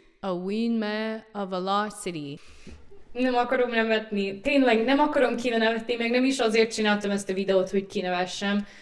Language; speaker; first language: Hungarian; non-native, fluent; English